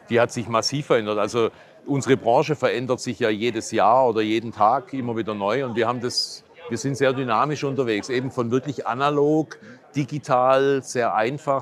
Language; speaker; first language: German; native; German